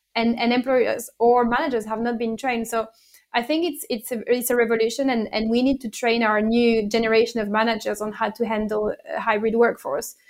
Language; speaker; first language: English; non-native, fluent; French